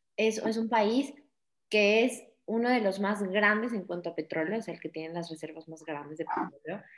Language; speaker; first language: Spanish; native; Spanish